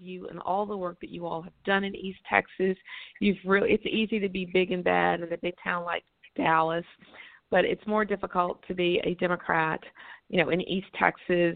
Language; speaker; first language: English; native; English